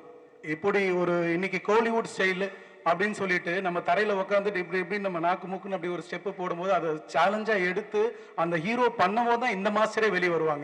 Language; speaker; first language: Tamil; native; Tamil